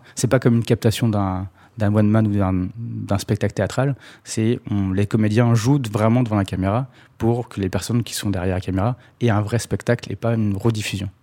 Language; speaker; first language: French; native; French